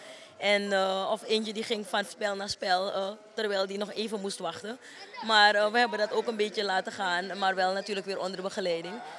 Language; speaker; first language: Dutch; native; Dutch